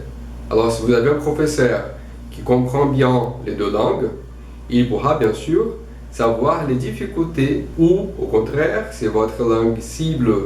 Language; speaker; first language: French; non-native, fluent; Portuguese